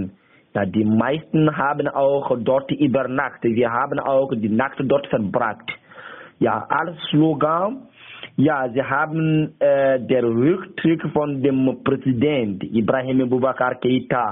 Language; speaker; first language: German; non-native, learner; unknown